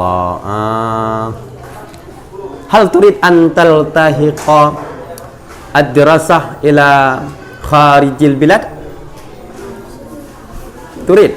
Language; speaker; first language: Arabic; non-native, fluent; Indonesian